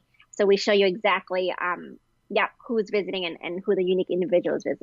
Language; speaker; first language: English; native; English